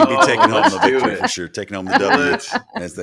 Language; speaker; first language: English; native; English